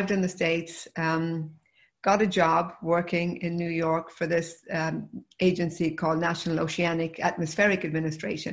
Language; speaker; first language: English; native; English